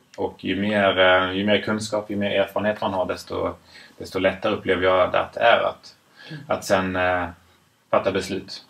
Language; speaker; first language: Swedish; native; Swedish